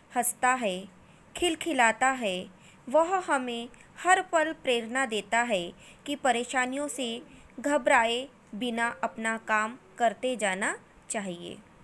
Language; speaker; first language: Hindi; non-native, local second language; Marathi